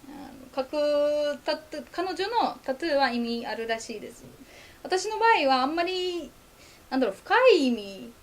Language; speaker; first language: Japanese; non-native, fluent; Polish